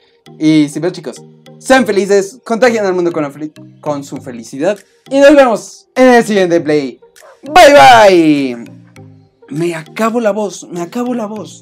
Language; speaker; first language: Spanish; native; Spanish